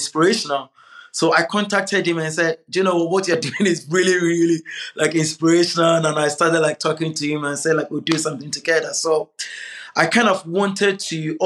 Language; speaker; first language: English; non-native, local second language; Akan